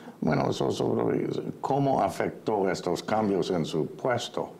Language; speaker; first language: Spanish; non-native, fluent; English